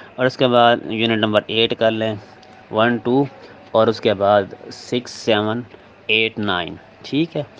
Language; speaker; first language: Urdu; non-native, local second language; Saraiki